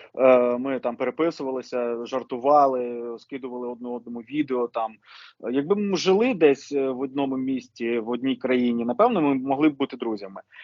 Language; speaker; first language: Ukrainian; non-native, local second language; Russian